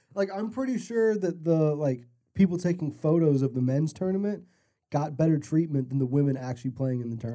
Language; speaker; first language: English; native; English